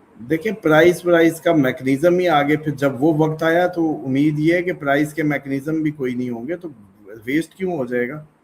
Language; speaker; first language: Urdu; native; Urdu